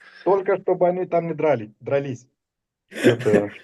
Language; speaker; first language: Russian; non-native, fluent; Romanian